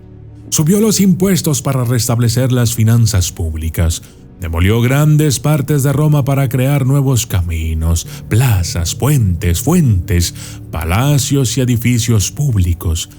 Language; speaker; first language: Spanish; native; Spanish